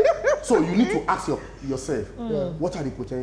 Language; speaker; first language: English; non-native, local second language; Yoruba